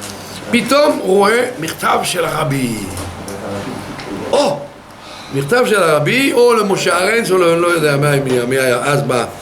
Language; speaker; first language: Hebrew; non-native, fluent; French